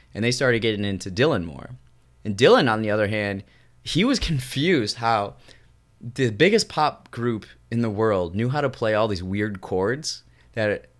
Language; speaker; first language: English; native; English